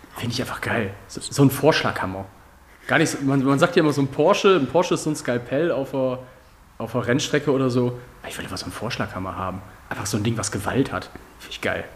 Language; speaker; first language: German; native; German